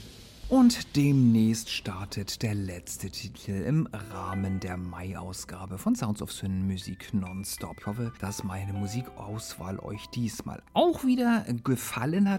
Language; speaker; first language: German; native; German